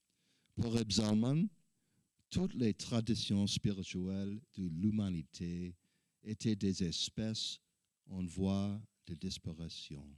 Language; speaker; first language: French; non-native, learner; English